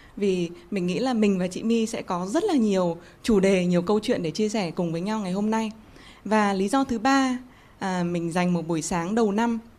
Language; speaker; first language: Vietnamese; native; Vietnamese